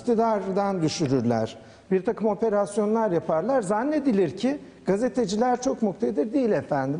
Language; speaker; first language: Turkish; native; Turkish